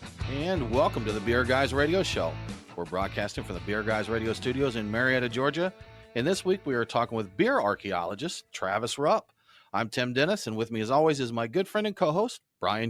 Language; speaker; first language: English; native; English